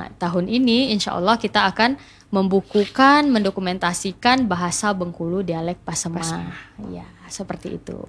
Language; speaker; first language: Indonesian; non-native, local second language; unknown